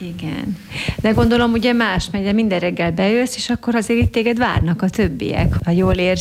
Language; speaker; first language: Hungarian; native; Hungarian